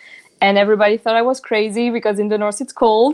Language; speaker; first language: English; non-native, fluent; French